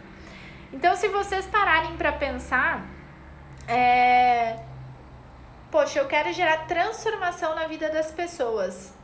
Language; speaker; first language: Portuguese; native; Portuguese